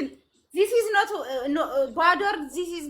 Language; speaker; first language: English; non-native, learner; Amharic